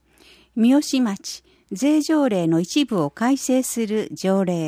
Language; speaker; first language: Japanese; native; Japanese